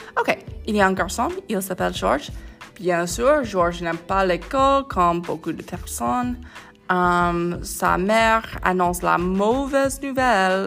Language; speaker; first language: French; non-native, learner; English